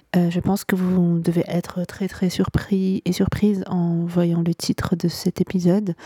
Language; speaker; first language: French; non-native, local second language; Arabic